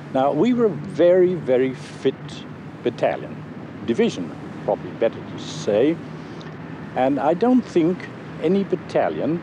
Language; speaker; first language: English; native; English